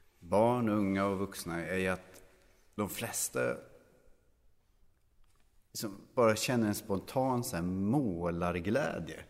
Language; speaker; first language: Swedish; native; Swedish